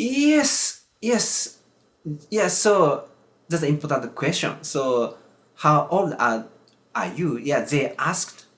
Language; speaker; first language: English; non-native, learner; Japanese